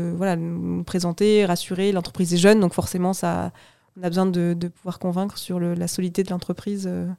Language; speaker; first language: French; native; French